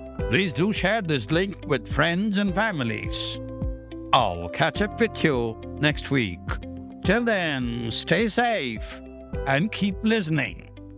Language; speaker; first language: English; non-native, local second language; Tamil